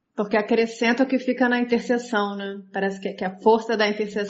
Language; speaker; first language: Portuguese; native; Portuguese